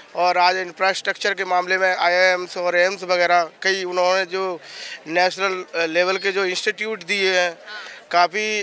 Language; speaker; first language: Hindi; native; Hindi